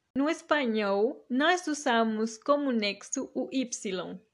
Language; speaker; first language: Portuguese; early bilingual, heritage; Portuguese